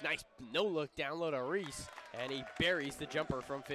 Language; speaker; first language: English; native; English